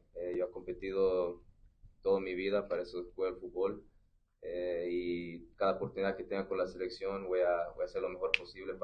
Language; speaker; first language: Spanish; early bilingual, heritage; English